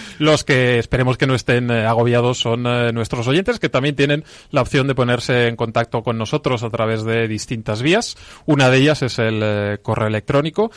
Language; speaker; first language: Spanish; native; Spanish